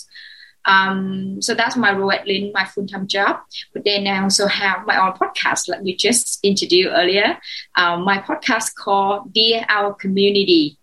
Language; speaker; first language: English; non-native, fluent; Vietnamese